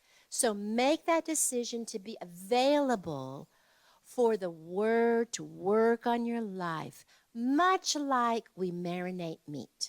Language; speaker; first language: English; native; English